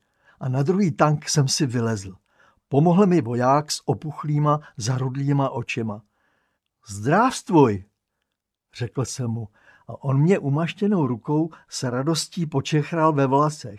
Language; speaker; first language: Czech; native; Czech